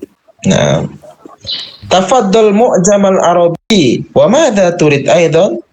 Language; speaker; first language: Arabic; non-native, fluent; Indonesian